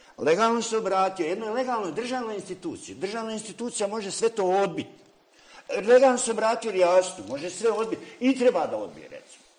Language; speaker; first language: Serbian; native; Serbian